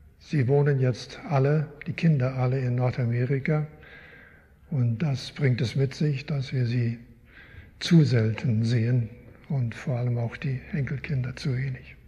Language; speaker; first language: German; early bilingual, heritage; German